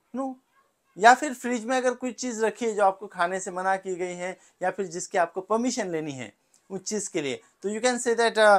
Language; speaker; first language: Hindi; non-native, local second language; Marathi